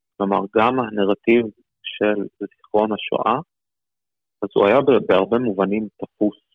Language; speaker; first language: Hebrew; early bilingual, other home language; Russian